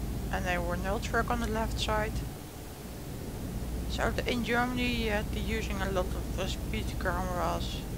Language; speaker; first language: English; non-native, learner; Dutch